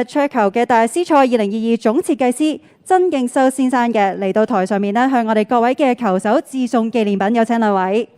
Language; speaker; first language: Cantonese; native; Cantonese